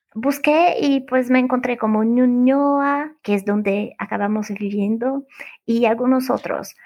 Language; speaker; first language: Spanish; non-native, fluent; Portuguese